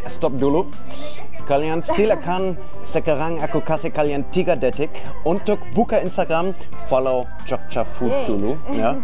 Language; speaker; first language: Indonesian; non-native, fluent; German